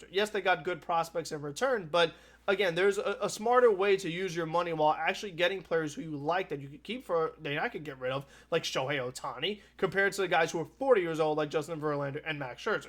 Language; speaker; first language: English; native; English